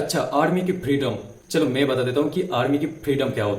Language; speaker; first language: Hindi; native; Hindi